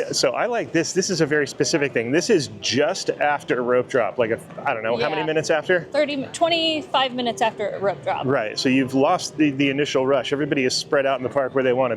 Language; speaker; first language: English; native; English